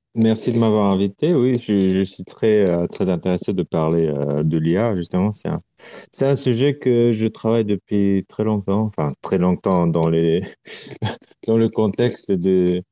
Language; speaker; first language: French; non-native, fluent; Romanian